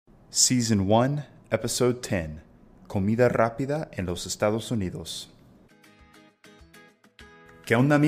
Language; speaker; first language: Spanish; non-native, fluent; English